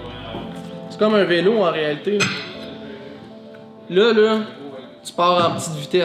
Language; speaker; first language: French; native; French